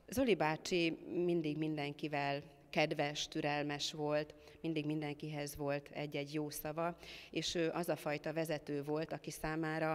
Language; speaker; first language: Hungarian; native; Hungarian